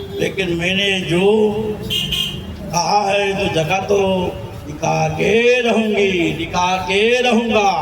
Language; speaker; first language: Hindi; non-native, local second language; Gujarati